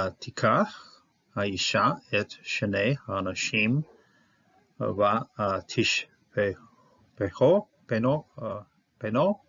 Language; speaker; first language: Hebrew; non-native, fluent; English